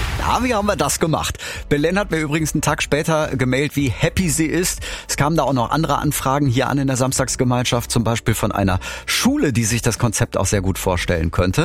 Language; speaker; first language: German; native; German